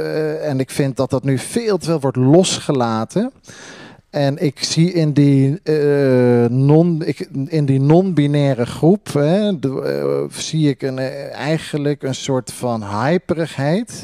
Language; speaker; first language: Dutch; native; Dutch